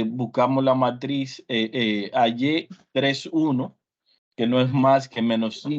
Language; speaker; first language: Spanish; native; Spanish